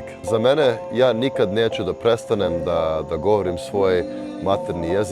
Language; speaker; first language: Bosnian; early bilingual, heritage; Serbian